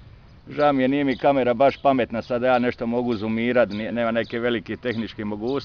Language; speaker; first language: Serbian; native; Serbian